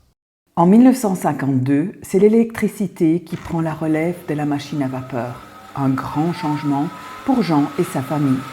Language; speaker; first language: French; native; French